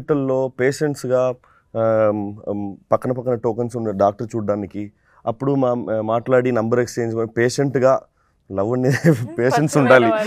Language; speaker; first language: Telugu; non-native, fluent; Tamil